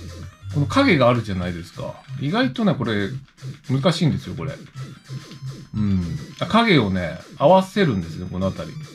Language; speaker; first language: Japanese; native; Japanese